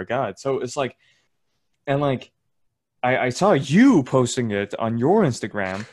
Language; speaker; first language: English; non-native, fluent; Turkish